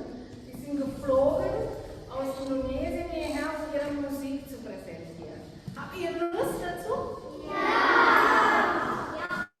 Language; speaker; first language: German; non-native, fluent; Indonesian